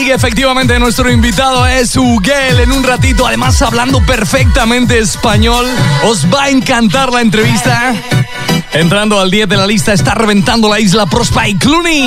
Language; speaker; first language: Spanish; native; Spanish